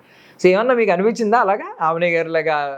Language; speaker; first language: Telugu; native; Telugu